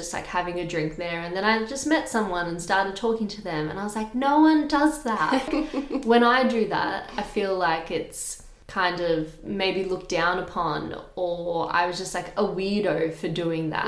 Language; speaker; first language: English; native; English